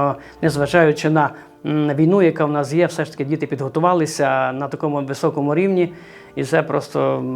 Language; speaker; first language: Ukrainian; native; Ukrainian